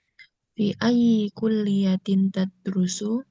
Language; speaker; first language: Arabic; non-native, learner; Indonesian